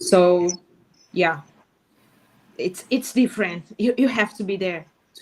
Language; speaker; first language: English; non-native, learner; Portuguese